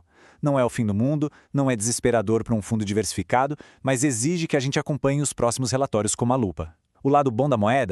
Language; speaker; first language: Portuguese; native; Portuguese